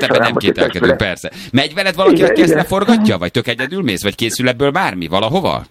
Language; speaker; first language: Hungarian; native; Hungarian